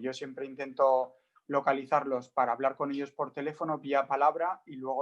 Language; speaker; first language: Spanish; native; Spanish